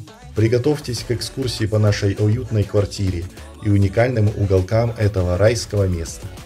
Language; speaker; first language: Russian; native; Russian